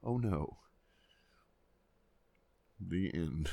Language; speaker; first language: English; native; English